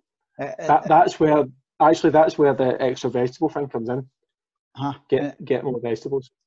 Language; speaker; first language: English; native; English